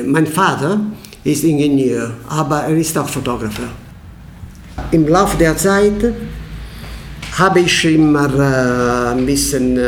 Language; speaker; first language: German; non-native, learner; Italian